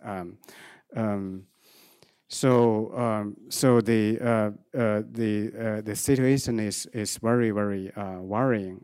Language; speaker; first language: English; non-native, fluent; Chinese